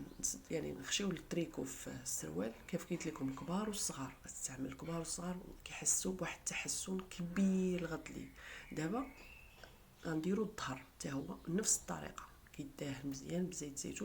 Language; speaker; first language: Arabic; native; Arabic